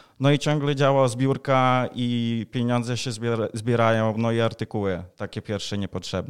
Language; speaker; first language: Polish; non-native, fluent; Ukrainian